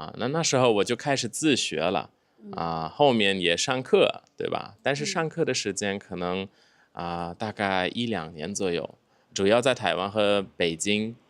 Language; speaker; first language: Chinese; non-native, fluent; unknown